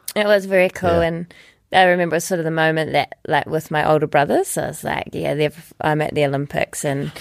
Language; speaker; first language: English; native; English